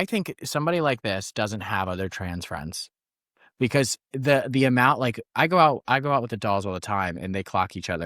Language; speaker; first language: English; native; English